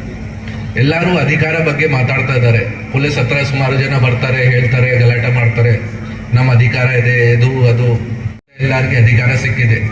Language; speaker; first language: Kannada; non-native, local second language; Hindi